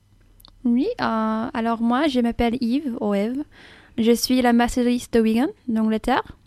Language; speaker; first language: French; non-native, fluent; English